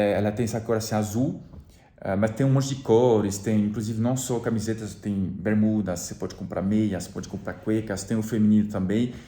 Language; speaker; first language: Portuguese; non-native, fluent; French